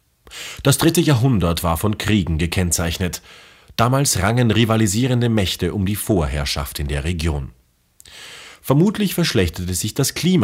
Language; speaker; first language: German; native; German